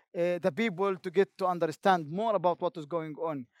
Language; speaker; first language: English; non-native, fluent; Arabic